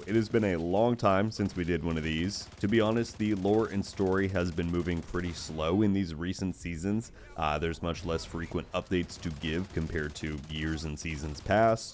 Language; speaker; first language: English; native; English